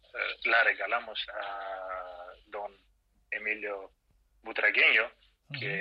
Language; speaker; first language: Spanish; non-native, fluent; Russian